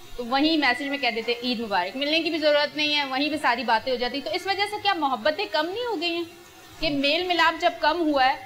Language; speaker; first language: Urdu; native; Urdu